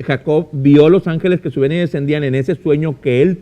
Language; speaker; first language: Spanish; native; Spanish